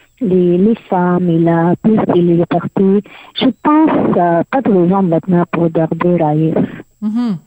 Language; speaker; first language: French; non-native, learner; Arabic